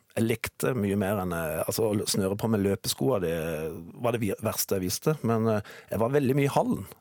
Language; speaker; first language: Norwegian; native; Norwegian